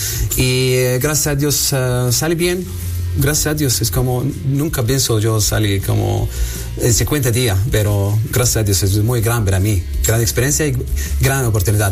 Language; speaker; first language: Spanish; non-native, learner; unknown